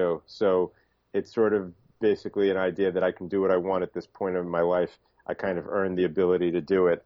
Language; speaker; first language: English; native; English